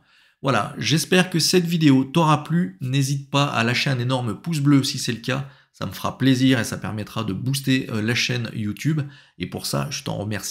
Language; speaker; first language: French; native; French